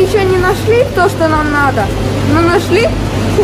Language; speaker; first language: Russian; early bilingual, heritage; Russian